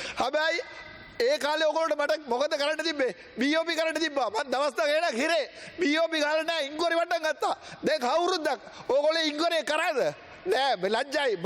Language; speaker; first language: Sinhala; non-native, local second language; Tamil